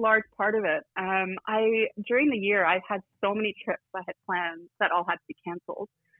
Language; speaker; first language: English; native; English